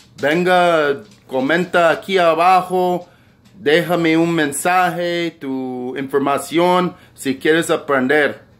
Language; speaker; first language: Spanish; early bilingual, heritage; Spanish